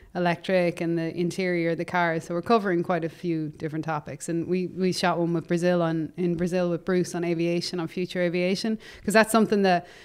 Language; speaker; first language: English; native; English